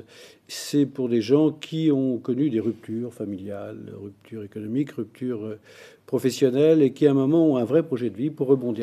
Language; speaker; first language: French; native; French